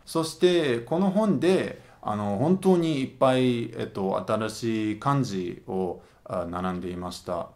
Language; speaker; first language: Japanese; non-native, learner; Russian